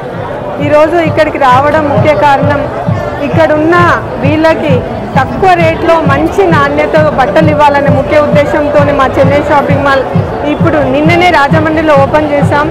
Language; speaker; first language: Telugu; native; Telugu